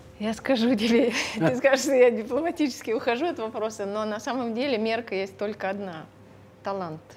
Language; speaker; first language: Russian; non-native, local second language; Lithuanian